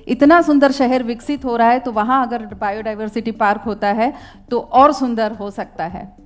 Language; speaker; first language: Hindi; non-native, local second language; Marathi